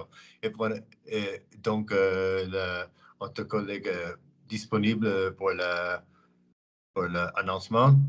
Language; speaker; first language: French; non-native, learner; English